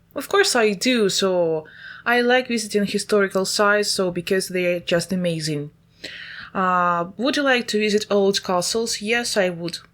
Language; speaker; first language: English; non-native, fluent; Ukrainian